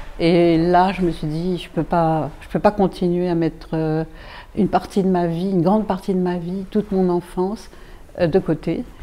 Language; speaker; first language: French; native; French